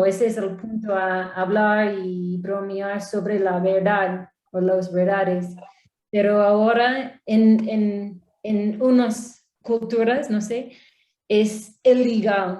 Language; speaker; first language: Spanish; non-native, learner; English